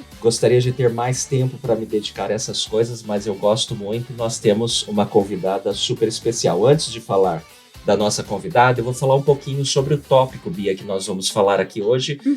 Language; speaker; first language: Portuguese; native; Portuguese